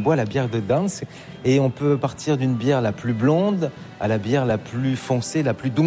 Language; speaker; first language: French; native; French